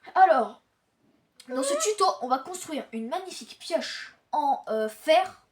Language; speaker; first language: French; native; French